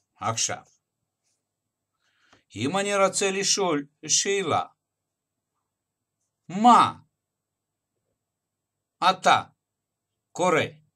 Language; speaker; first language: Hebrew; non-native, fluent; Russian